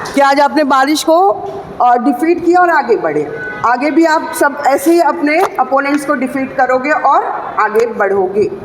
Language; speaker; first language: Hindi; non-native, local second language; Marathi